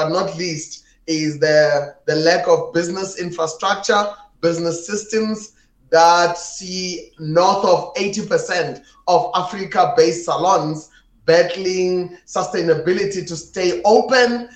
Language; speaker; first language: English; non-native, local second language; Tswana